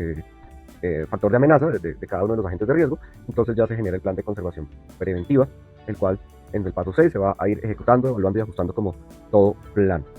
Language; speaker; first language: Spanish; native; Spanish